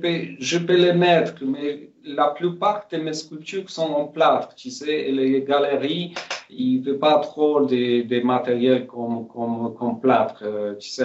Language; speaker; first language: French; non-native, fluent; Polish